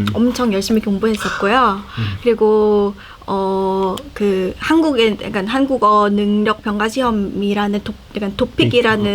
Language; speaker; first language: Korean; non-native, fluent; Khmer